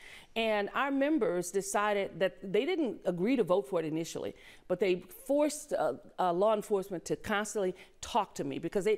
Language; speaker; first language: English; native; English